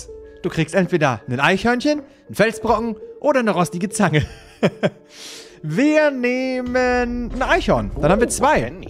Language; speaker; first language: German; native; German